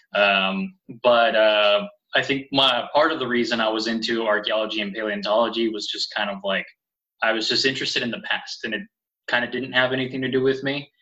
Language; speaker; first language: English; early bilingual, other home language; Spanish